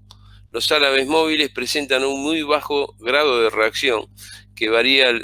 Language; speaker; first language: Spanish; native; Spanish